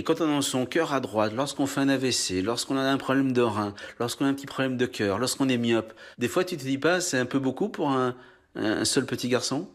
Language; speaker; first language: French; native; French